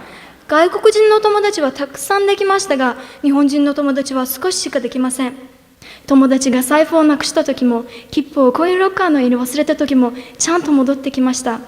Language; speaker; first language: Japanese; non-native, fluent; Turkish